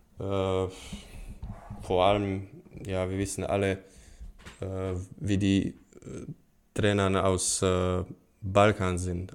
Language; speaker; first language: German; non-native, fluent; Bosnian